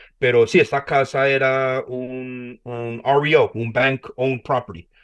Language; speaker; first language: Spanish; early bilingual, heritage; Spanish